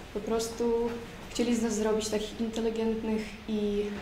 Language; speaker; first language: Polish; non-native, fluent; Ukrainian